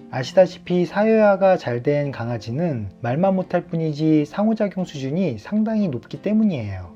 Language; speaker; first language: Korean; native; Korean